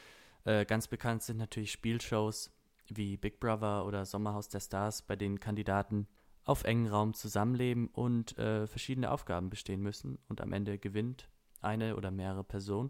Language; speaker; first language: German; native; German